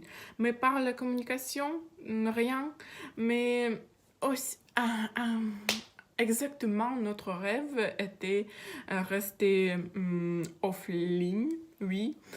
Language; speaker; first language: French; non-native, learner; Russian